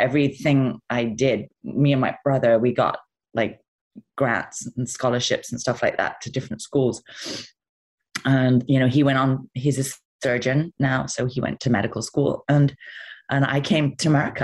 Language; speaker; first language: English; native; English